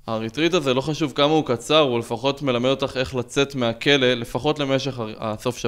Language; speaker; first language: Hebrew; native; Hebrew